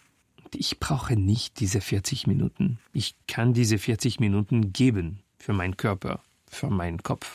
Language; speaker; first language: German; non-native, fluent; French